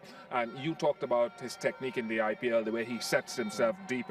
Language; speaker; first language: English; native; English